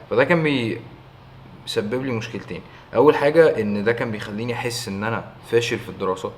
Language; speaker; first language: Egyptian Arabic; early bilingual, heritage; Arabic